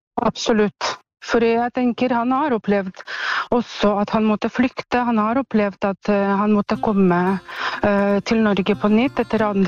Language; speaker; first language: Norwegian; non-native, fluent; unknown